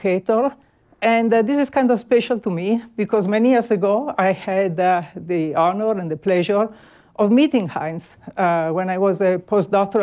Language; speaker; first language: English; non-native, fluent; Italian